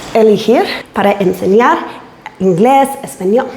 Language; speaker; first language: Spanish; non-native, learner; English